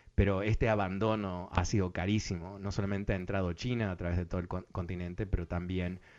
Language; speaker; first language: Spanish; early bilingual, other home language; English